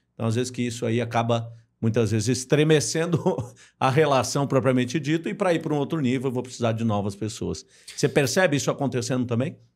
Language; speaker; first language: Portuguese; native; Portuguese